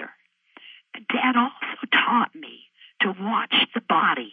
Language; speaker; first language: English; native; English